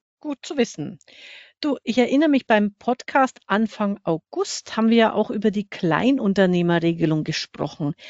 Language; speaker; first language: German; native; German